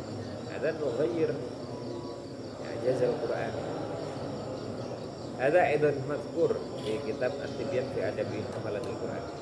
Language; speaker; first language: Arabic; non-native, fluent; Indonesian